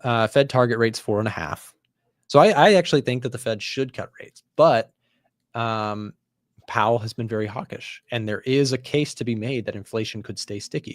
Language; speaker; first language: English; native; English